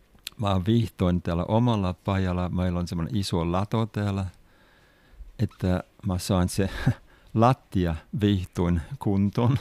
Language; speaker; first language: Finnish; non-native, fluent; English